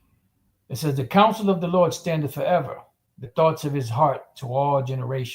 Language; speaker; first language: English; native; English